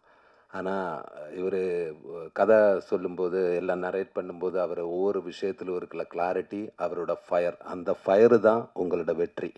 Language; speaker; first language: Tamil; non-native, learner; Malayalam